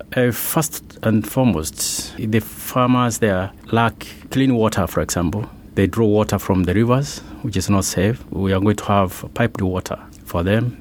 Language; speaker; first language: English; non-native, local second language; Meru